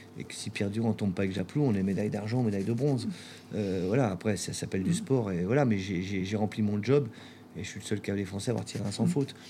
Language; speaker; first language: French; native; French